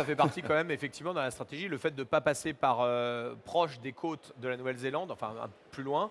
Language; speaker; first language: French; native; French